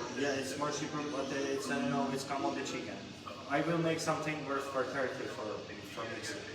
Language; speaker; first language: English; non-native, learner; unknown